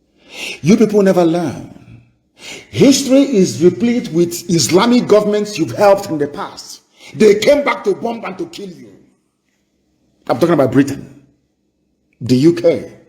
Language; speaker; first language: English; non-native, local second language; Igbo